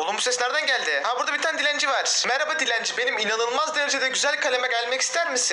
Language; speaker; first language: Turkish; native; Turkish